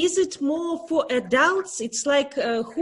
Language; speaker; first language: English; non-native, learner; Russian